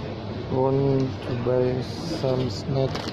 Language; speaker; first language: English; non-native, learner; Indonesian